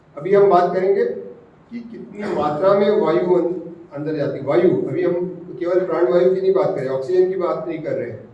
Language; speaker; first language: Hindi; non-native, local second language; Marathi